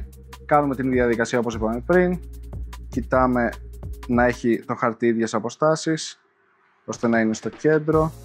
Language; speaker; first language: Greek; native; Greek